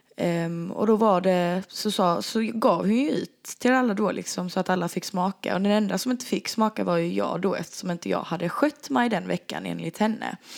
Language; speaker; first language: Swedish; native; Swedish